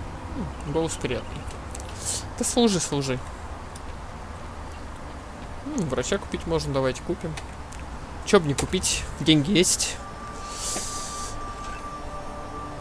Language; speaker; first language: Russian; native; Russian